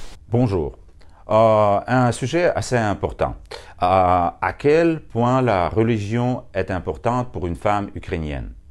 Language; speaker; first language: French; non-native, fluent; Russian